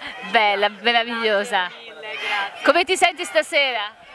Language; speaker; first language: Italian; native; Italian